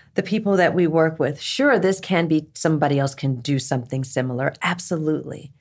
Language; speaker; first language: English; early bilingual, other home language; Krio